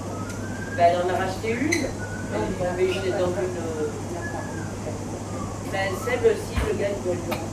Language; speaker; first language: French; native; French